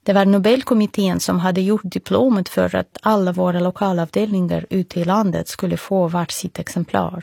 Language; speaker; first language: Swedish; non-native, fluent; Russian